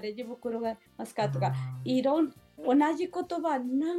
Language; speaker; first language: Japanese; non-native, learner; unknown